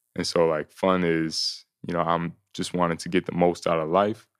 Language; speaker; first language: English; native; English